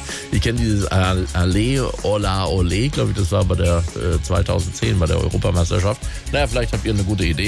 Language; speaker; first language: German; native; German